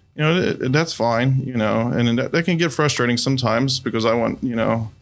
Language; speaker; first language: English; native; English